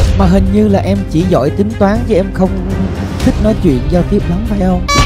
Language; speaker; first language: Vietnamese; native; Vietnamese